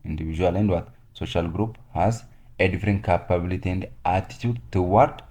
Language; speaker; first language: English; non-native, local second language; Amharic